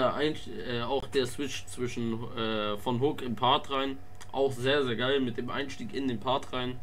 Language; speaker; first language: German; native; German